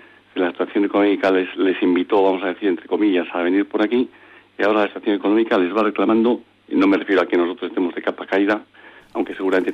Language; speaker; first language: Spanish; native; Spanish